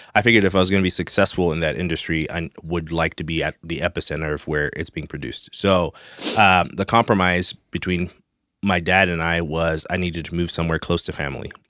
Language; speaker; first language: English; non-native, local second language; Shona